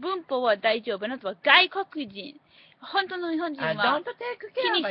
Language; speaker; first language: Japanese; non-native, learner; English